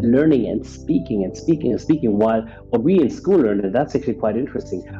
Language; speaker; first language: English; non-native, fluent; German